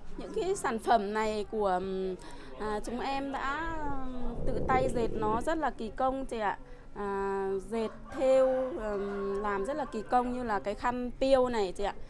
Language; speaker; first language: Vietnamese; non-native, local second language; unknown